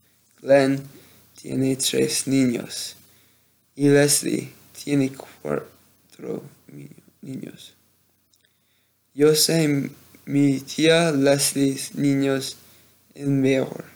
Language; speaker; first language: Spanish; non-native, learner; English